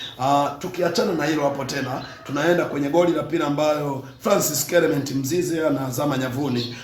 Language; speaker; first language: Swahili; native; Swahili